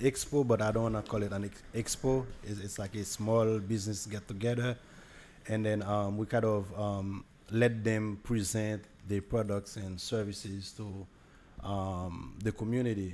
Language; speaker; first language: English; non-native, fluent; Haitian Creole